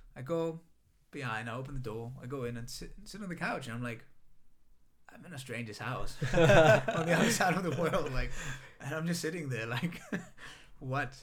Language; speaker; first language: English; non-native, fluent; Greek